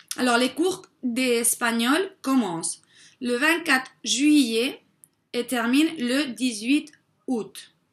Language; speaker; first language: French; non-native, fluent; Spanish